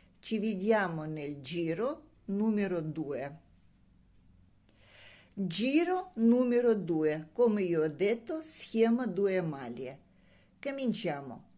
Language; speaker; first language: Italian; non-native, learner; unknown